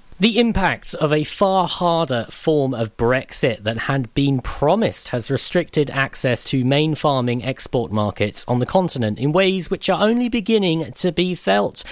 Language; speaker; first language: English; native; English